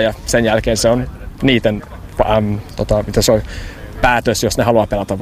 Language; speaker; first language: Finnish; early bilingual, heritage; English